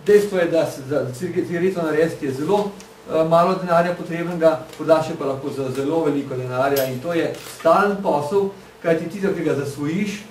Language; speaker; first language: Slovenian; native; Slovenian